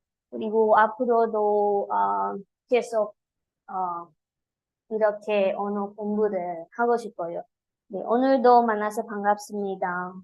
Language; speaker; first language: Korean; non-native, learner; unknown